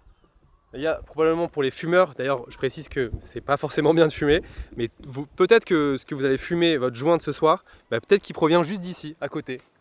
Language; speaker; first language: French; native; French